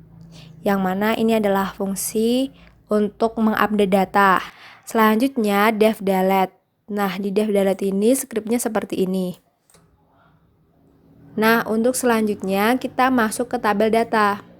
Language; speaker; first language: Indonesian; native; Indonesian